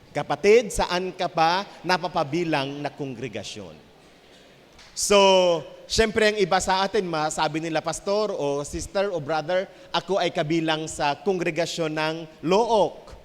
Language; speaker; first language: Filipino; native; Filipino